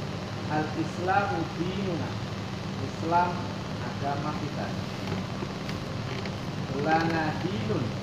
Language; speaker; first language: Arabic; non-native, learner; Indonesian